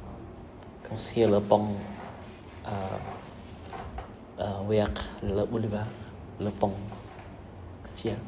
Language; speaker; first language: French; non-native, learner; Khmer